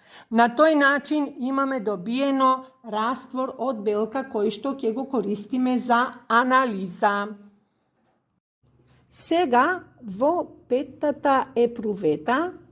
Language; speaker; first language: Macedonian; native; Macedonian